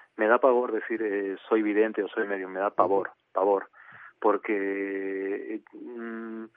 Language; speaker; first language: Spanish; native; Spanish